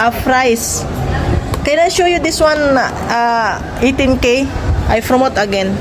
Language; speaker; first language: English; non-native, learner; Filipino